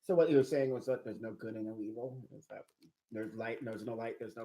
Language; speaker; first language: English; native; English